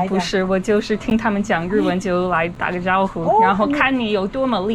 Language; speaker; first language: Chinese; non-native, fluent; English